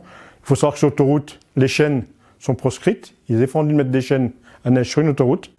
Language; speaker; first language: French; native; French